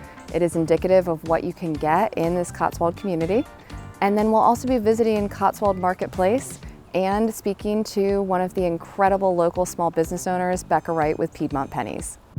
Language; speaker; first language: English; native; English